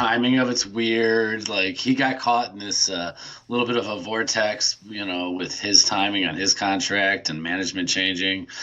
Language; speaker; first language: English; native; English